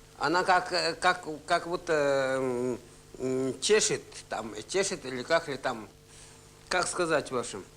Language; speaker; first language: Russian; non-native, local second language; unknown